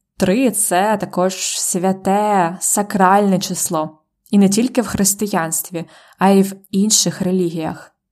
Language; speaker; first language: Ukrainian; native; Ukrainian